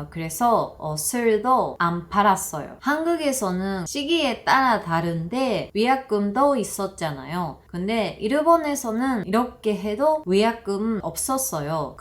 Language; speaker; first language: Korean; non-native, learner; Japanese